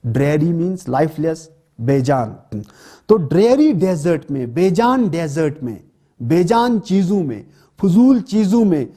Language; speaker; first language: Hindi; non-native, local second language; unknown